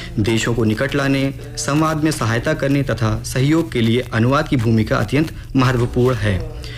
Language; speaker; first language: Hindi; native; Hindi